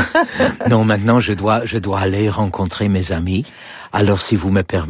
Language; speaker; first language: French; non-native, learner; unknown